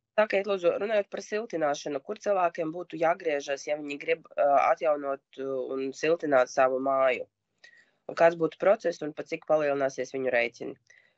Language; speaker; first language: Latvian; non-native, local second language; Russian